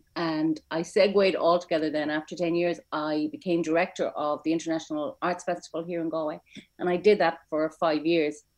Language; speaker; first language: English; native; English